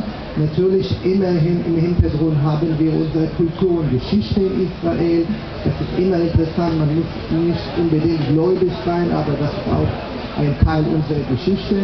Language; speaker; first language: German; non-native, fluent; Hebrew